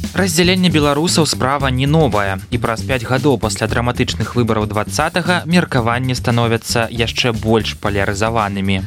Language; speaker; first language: Belarusian; native; Belarusian